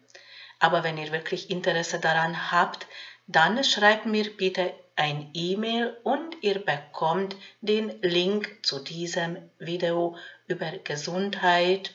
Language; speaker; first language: German; non-native, fluent; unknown